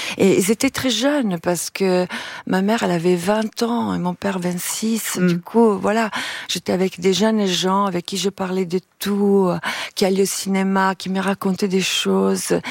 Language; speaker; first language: French; non-native, fluent; Italian